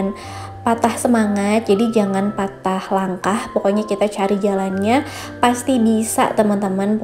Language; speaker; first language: Indonesian; native; Indonesian